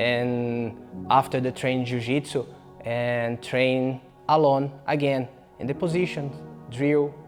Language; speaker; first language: English; non-native, learner; Portuguese